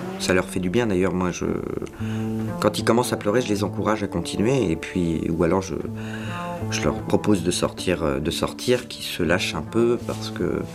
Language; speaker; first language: French; native; French